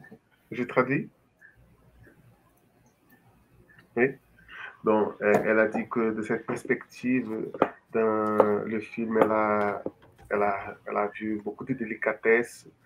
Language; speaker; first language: French; non-native, fluent; Portuguese